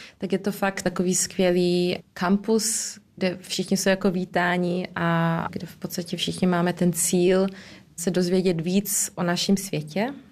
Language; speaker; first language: Czech; early bilingual, heritage; Czech